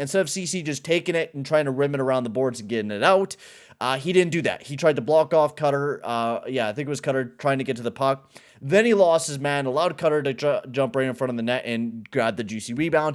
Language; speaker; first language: English; native; English